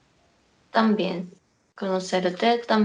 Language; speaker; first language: Spanish; non-native, learner; Korean